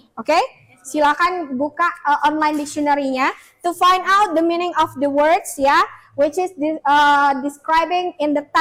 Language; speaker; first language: English; non-native, fluent; Indonesian